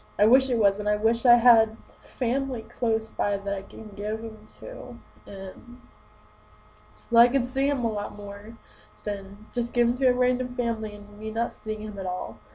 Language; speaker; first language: English; native; English